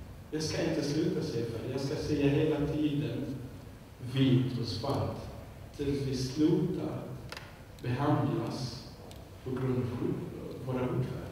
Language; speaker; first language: Swedish; non-native, fluent; Arabic